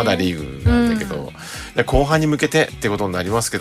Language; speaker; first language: Japanese; native; Japanese